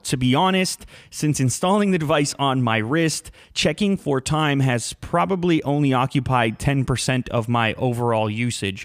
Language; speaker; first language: English; native; English